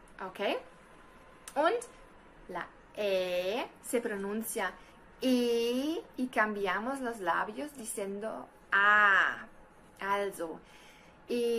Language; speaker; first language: Spanish; non-native, learner; German